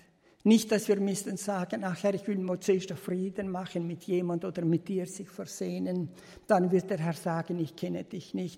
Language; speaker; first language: German; early bilingual, heritage; German